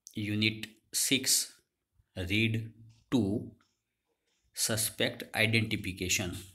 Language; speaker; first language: English; non-native, local second language; Gujarati